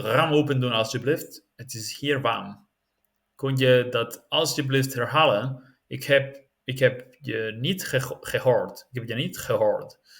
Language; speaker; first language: Dutch; non-native, learner; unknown